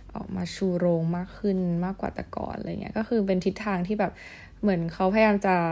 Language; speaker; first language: Thai; native; Thai